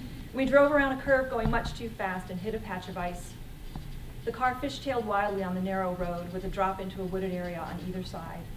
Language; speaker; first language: English; native; English